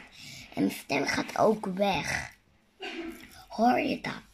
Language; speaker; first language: Dutch; early bilingual, other home language; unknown